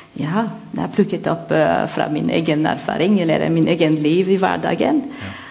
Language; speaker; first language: Norwegian; non-native, learner; Malagasy